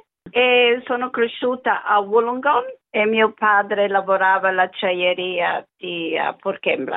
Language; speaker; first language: Italian; early bilingual, other home language; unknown